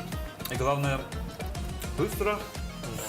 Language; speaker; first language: Russian; native; Russian